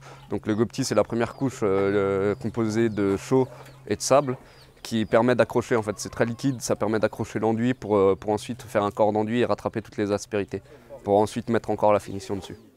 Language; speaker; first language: French; native; French